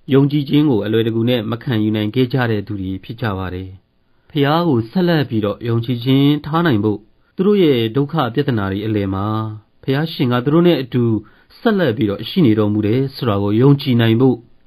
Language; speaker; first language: Burmese; native; Burmese